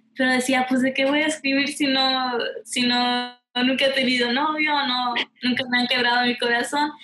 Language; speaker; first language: Spanish; early bilingual, heritage; Spanish